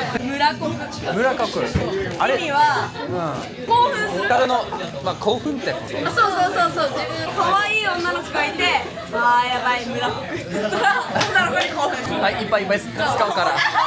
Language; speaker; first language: Japanese; native; Japanese